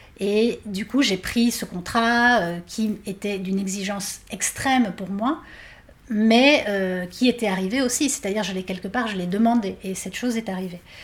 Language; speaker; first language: French; non-native, fluent; Spanish